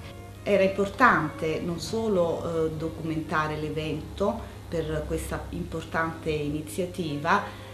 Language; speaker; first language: Italian; native; Italian